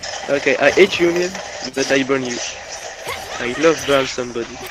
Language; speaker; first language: English; non-native, learner; French